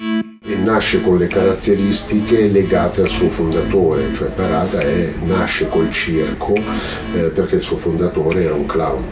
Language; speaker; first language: Italian; native; Italian